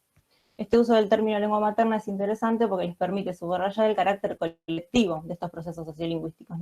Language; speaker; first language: Spanish; native; Spanish